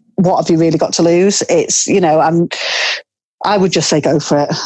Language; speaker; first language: English; native; English